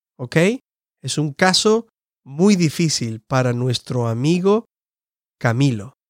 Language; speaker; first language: Spanish; non-native, fluent; English